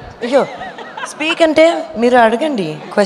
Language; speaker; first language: Telugu; non-native, fluent; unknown